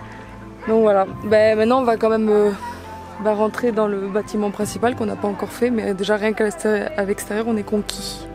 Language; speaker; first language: French; native; French